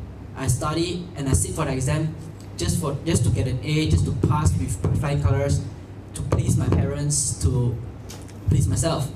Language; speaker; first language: English; non-native, local second language; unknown